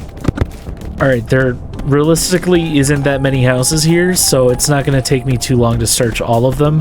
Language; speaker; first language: English; native; English